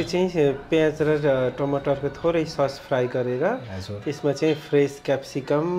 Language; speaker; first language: Nepali; native; Nepali